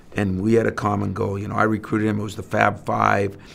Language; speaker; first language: English; native; English